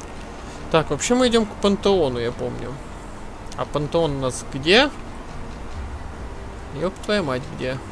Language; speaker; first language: Russian; native; Russian